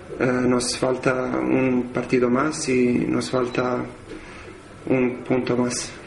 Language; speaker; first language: Spanish; non-native, learner; Serbian